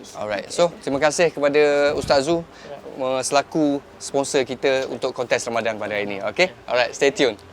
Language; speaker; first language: Malay; native; Malay